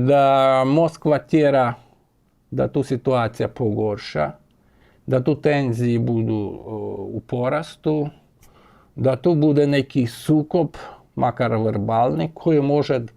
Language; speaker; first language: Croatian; non-native, fluent; Ukrainian